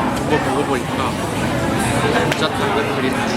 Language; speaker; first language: Korean; non-native, learner; Japanese